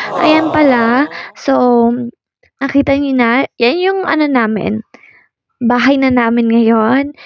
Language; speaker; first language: Filipino; non-native, local second language; Waray